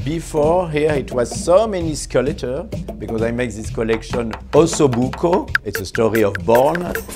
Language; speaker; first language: English; non-native, learner; French